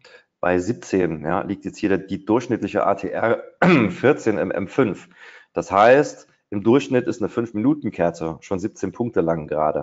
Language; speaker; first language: German; native; German